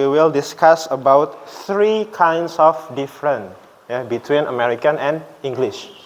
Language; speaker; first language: English; non-native, learner; Indonesian